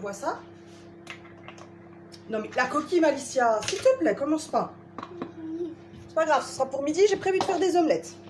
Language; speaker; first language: French; native; French